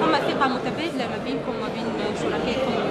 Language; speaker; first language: Arabic; native; Arabic